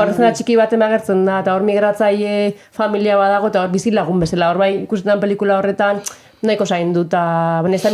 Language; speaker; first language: Basque; native; Basque